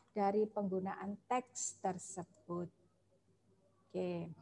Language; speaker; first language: Indonesian; non-native, local second language; Javanese